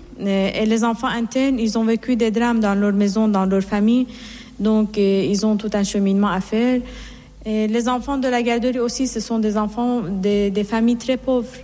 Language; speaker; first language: French; non-native, fluent; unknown